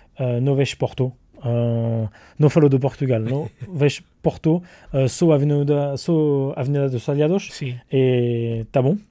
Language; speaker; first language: Portuguese; non-native, learner; French